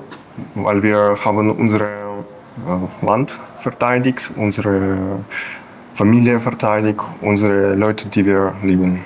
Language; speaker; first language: German; non-native, fluent; Ukrainian